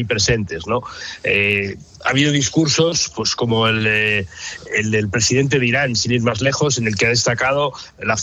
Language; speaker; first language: Spanish; native; Spanish